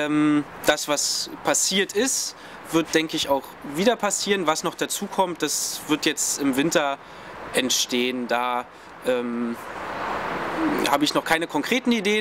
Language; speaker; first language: German; native; German